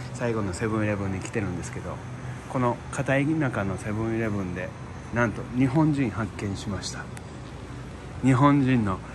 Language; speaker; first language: Japanese; native; Japanese